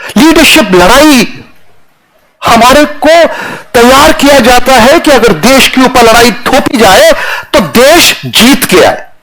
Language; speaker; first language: Hindi; non-native, local second language; Punjabi